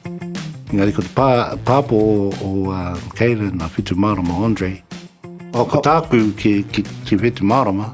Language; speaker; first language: Māori; non-native, local second language; English